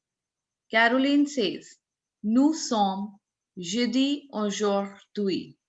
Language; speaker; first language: French; non-native, fluent; Hindi